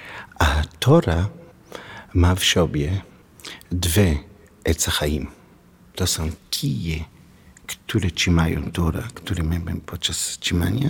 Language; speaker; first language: Polish; non-native, learner; Hebrew